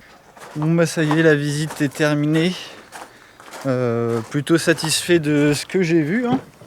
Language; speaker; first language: French; native; French